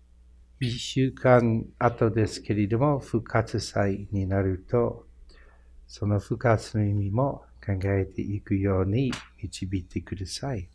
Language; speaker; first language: Japanese; non-native, fluent; English